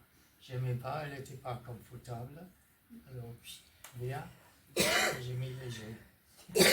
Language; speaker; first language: French; non-native, fluent; English